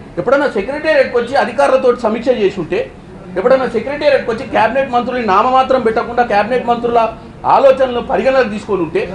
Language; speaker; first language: Telugu; native; Telugu